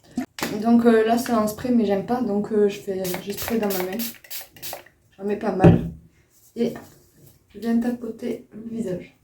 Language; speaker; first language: French; native; French